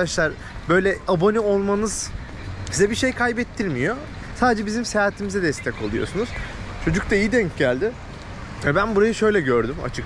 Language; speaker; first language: Turkish; native; Turkish